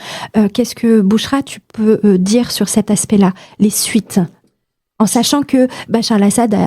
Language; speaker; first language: French; native; French